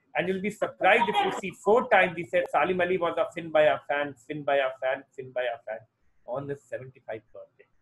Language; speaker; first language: English; non-native, local second language; Hindi